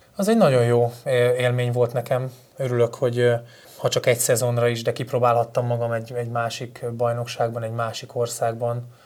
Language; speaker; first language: Hungarian; native; Hungarian